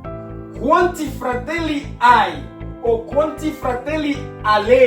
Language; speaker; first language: Italian; non-native, learner; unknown